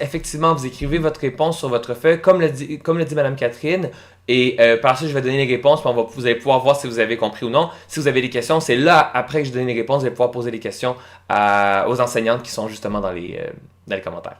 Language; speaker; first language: French; native; French